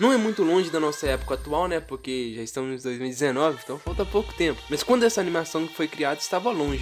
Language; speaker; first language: Portuguese; native; Portuguese